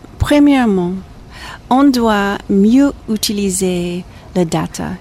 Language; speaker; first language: French; non-native, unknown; English